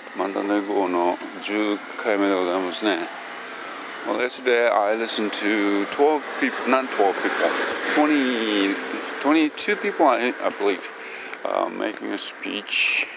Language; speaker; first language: English; non-native, fluent; Japanese